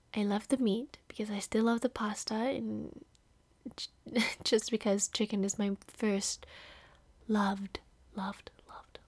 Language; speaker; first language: English; non-native, fluent; Indonesian